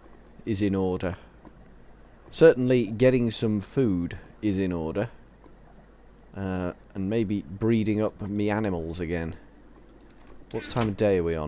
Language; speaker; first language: English; native; English